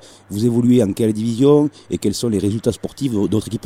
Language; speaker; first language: French; native; French